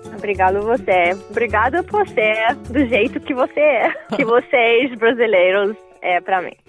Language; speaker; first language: Portuguese; non-native, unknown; Russian